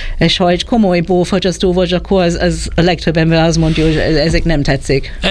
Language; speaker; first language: Hungarian; non-native, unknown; English